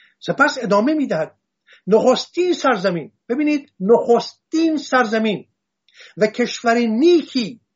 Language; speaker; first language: Persian; non-native, local second language; Assyrian Neo-Aramaic